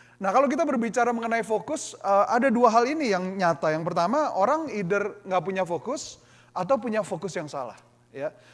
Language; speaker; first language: Indonesian; native; Indonesian